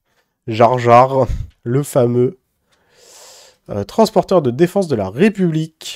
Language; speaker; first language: French; native; French